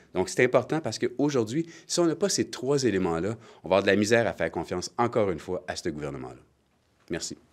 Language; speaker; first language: French; native; French